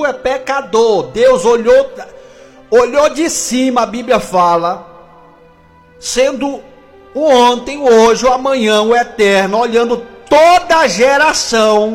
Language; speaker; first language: Portuguese; native; Portuguese